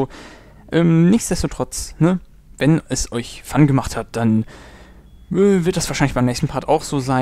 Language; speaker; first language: German; native; German